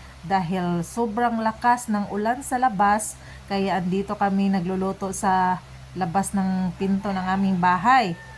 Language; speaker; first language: Filipino; non-native, local second language; Cebuano